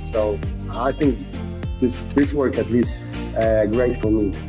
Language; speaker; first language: English; non-native, fluent; Polish